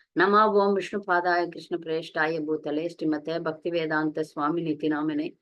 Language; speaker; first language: Hindi; non-native, local second language; Tamil